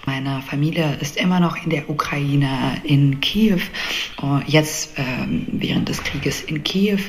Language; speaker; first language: German; non-native, fluent; Russian